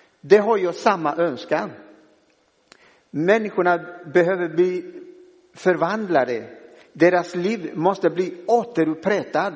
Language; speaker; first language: Swedish; non-native, fluent; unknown